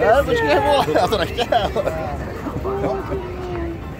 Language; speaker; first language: Czech; native; Czech